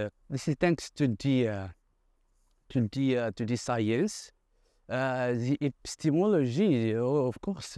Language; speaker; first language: English; non-native, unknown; Arabic